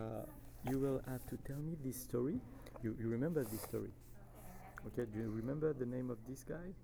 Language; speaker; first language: English; non-native, fluent; French